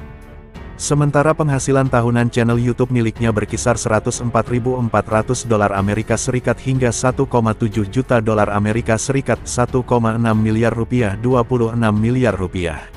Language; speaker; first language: Indonesian; native; Indonesian